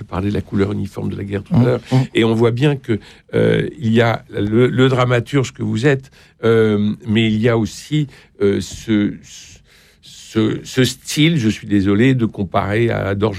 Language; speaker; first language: French; native; French